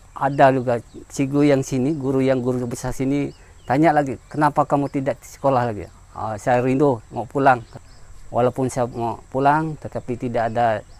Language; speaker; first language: Malay; non-native, local second language; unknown